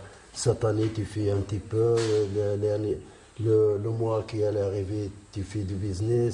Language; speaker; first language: French; non-native, local second language; Arabic